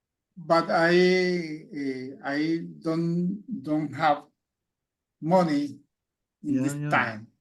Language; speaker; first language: English; non-native, learner; Spanish